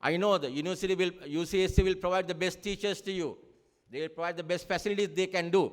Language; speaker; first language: English; non-native, local second language; Sinhala